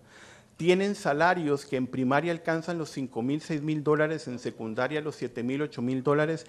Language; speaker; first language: Spanish; native; Spanish